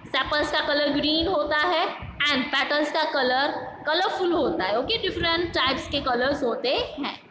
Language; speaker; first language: Hindi; non-native, local second language; Gujarati